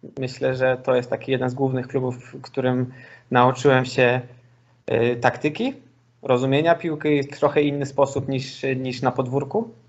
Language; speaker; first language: Polish; native; Polish